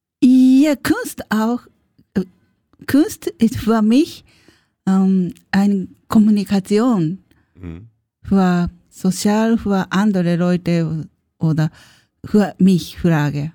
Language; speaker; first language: German; non-native, learner; Japanese